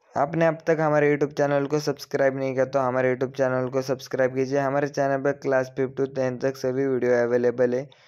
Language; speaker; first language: Hindi; non-native, local second language; Marathi